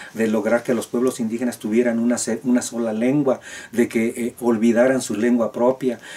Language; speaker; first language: Spanish; native; Spanish